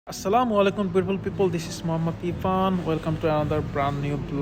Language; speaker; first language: English; non-native, learner; Bangla